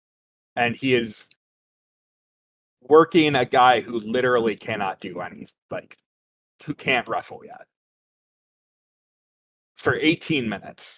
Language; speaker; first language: English; native; English